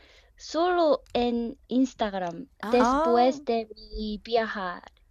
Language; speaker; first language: Spanish; non-native, learner; Korean